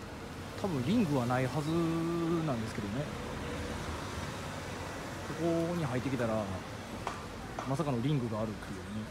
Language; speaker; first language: Japanese; native; Japanese